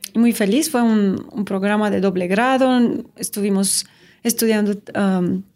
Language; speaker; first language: Spanish; non-native, fluent; Romanian